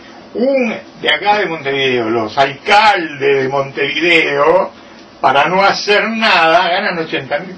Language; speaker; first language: Spanish; native; Spanish